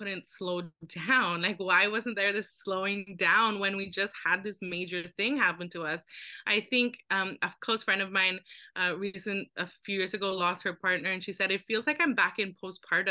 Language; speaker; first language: English; native; English